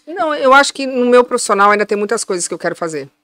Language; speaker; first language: Portuguese; native; Portuguese